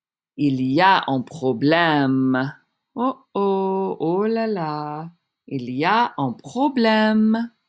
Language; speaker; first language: French; non-native, fluent; English